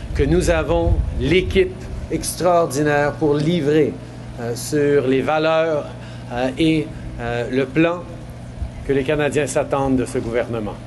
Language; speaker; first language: French; native; French